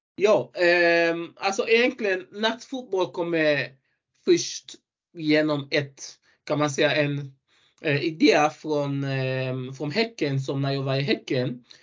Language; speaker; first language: Swedish; non-native, fluent; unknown